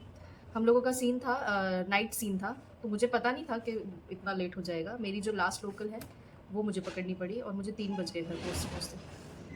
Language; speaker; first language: Hindi; native; Hindi